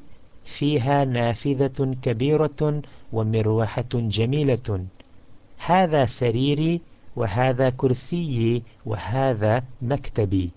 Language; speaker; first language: Arabic; non-native, fluent; English